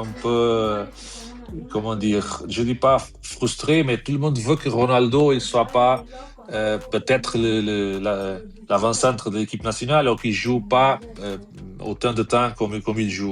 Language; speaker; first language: French; non-native, fluent; Portuguese